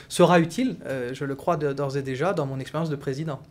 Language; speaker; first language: French; native; French